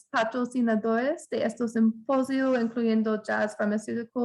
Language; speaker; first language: Spanish; non-native, fluent; English